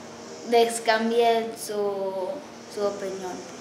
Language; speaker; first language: Spanish; early bilingual, heritage; English